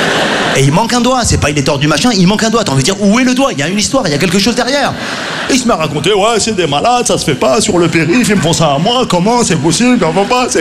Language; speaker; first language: French; native; French